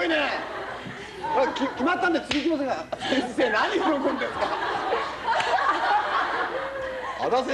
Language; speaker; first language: Japanese; native; Japanese